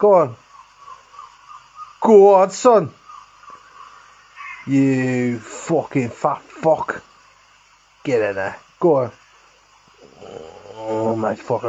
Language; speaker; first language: English; native; English